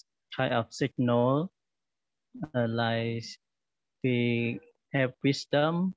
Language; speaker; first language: English; non-native, learner; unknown